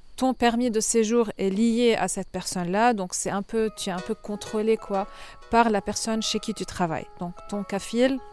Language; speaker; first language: French; non-native, fluent; Arabic